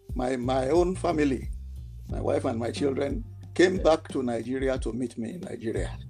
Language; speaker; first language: English; non-native, local second language; Yoruba